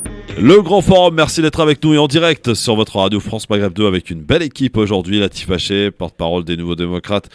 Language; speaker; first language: French; native; French